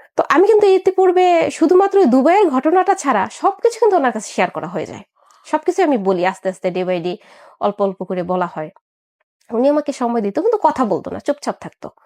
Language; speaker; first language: Bangla; native; Bangla